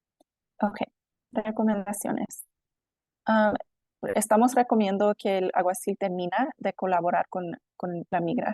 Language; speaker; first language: Spanish; non-native, fluent; English